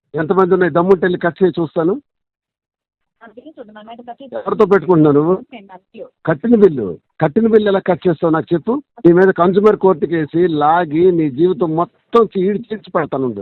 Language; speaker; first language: Telugu; native; Telugu